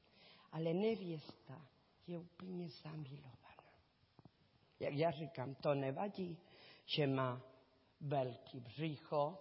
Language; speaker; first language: Czech; non-native, learner; Spanish